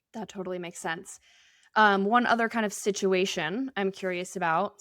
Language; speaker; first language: English; native; English